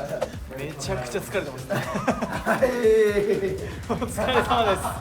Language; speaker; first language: Japanese; native; Japanese